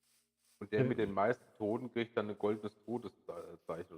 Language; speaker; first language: German; native; German